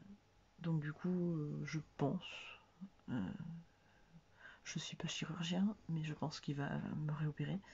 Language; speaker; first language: French; native; French